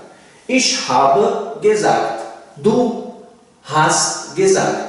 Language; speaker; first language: German; non-native, fluent; Tajik